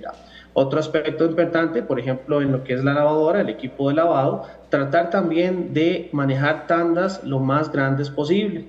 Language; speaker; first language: Spanish; native; Spanish